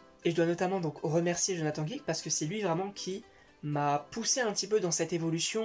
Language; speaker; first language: French; native; French